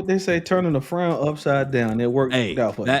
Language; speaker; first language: English; native; English